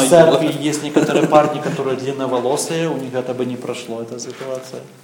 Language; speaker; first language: Czech; non-native, learner; Russian